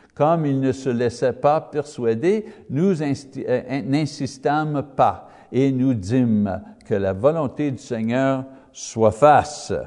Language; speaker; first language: French; non-native, fluent; English